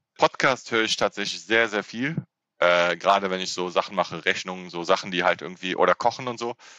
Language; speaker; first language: German; native; German